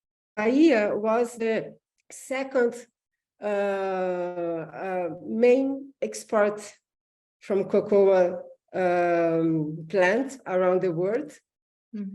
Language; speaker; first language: English; non-native, learner; Portuguese